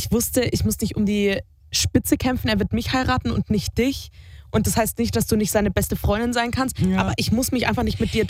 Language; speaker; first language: German; native; German